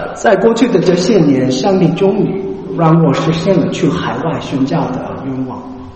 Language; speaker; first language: Chinese; non-native, learner; English